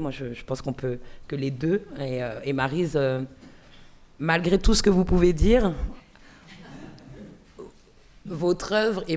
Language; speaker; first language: French; native; French